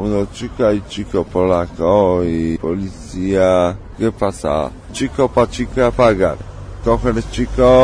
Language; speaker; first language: Spanish; non-native, learner; Polish